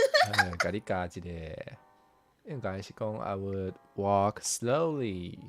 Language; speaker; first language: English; non-native, fluent; Min Nan Chinese